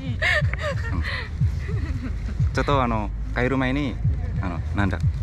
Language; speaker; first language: Japanese; non-native, fluent; Indonesian